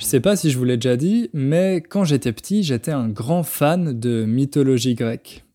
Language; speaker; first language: French; native; French